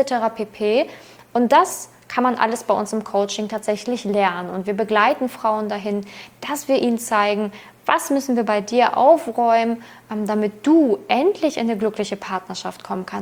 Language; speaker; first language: German; native; German